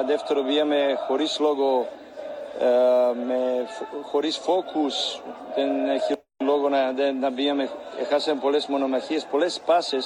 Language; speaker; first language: Greek; non-native, learner; Serbian